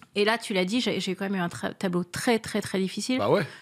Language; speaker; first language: French; native; French